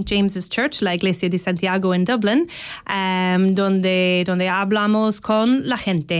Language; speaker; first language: Spanish; non-native, fluent; English